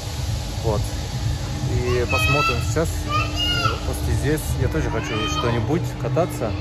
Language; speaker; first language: Russian; non-native, learner; Turkish